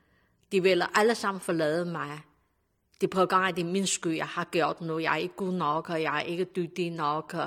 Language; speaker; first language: Danish; non-native, learner; Chinese